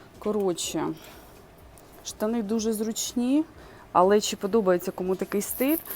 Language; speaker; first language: Ukrainian; non-native, local second language; Russian